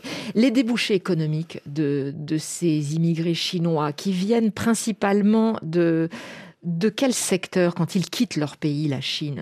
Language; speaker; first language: French; native; French